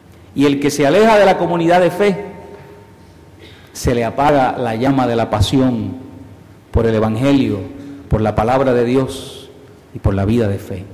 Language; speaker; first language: Spanish; native; Spanish